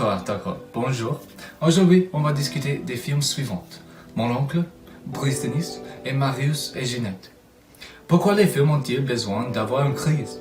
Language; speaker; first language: French; non-native, fluent; English